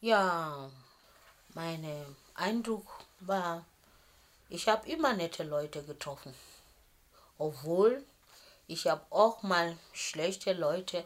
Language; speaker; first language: German; non-native, fluent; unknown